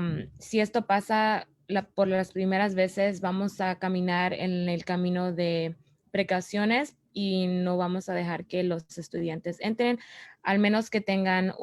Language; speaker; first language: Spanish; early bilingual, other home language; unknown